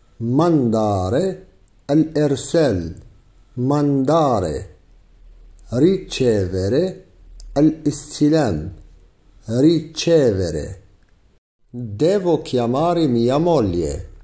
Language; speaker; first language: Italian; non-native, fluent; Arabic